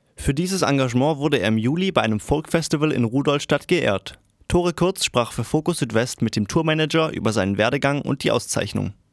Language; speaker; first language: German; native; German